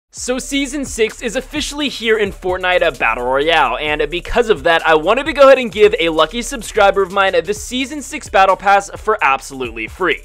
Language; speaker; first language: English; native; English